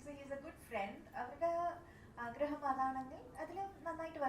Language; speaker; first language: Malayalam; non-native, local second language; Tamil